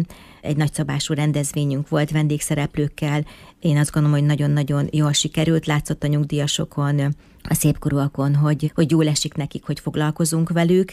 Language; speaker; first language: Hungarian; native; Hungarian